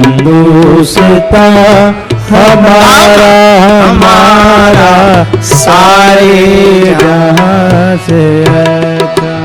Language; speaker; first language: Hindi; native; Hindi